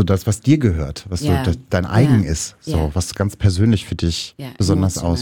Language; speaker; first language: German; native; German